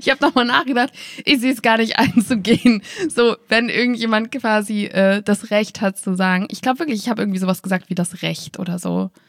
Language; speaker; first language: German; native; German